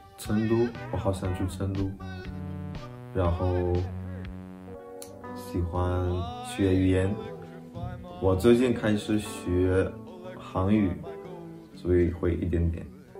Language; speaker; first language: Chinese; non-native, fluent; Russian